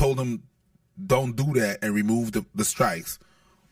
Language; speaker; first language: English; non-native, fluent; French